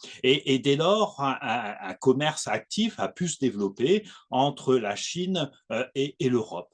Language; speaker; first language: French; native; French